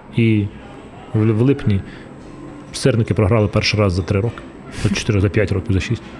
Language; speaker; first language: Ukrainian; non-native, local second language; Russian